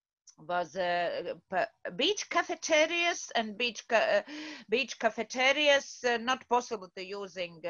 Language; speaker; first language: English; non-native, learner; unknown